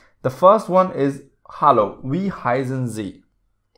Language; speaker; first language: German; non-native, fluent; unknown